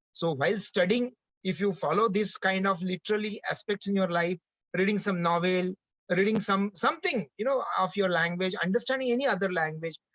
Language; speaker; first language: English; non-native, local second language; Marathi